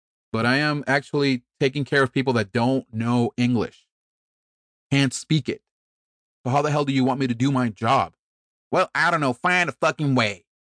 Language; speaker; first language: English; early bilingual, other home language; Spanish